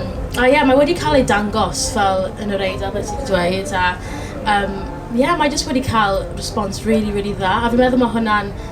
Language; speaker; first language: Welsh; non-native, local second language; English